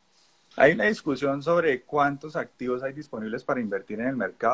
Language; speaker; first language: Spanish; native; Spanish